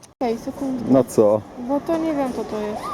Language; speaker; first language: Polish; non-native, learner; Afrikaans